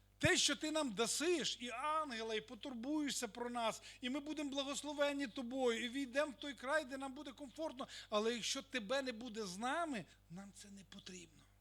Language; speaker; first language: Ukrainian; non-native, local second language; Russian